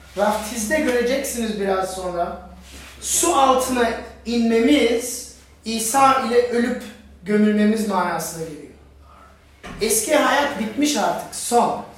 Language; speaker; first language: Turkish; non-native, fluent; German